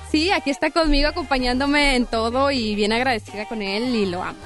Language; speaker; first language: Spanish; native; Spanish